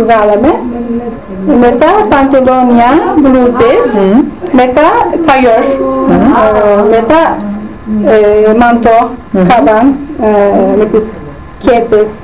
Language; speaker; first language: Greek; non-native, local second language; Turkish